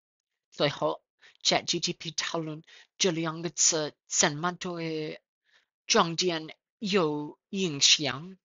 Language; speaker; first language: Chinese; non-native, learner; English